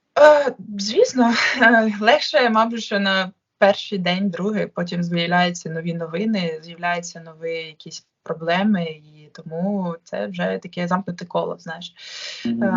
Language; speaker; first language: Ukrainian; non-native, local second language; Russian